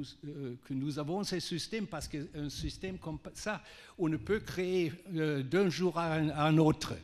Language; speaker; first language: French; non-native, fluent; German